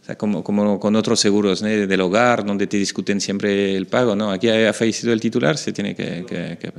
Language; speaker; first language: Spanish; non-native, fluent; French